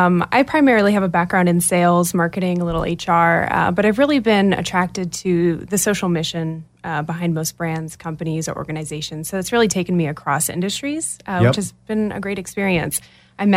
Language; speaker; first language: English; native; English